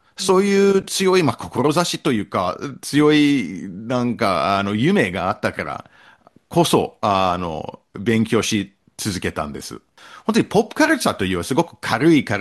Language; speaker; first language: Japanese; non-native, fluent; English